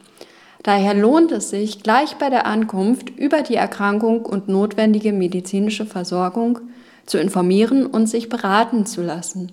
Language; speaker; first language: German; native; German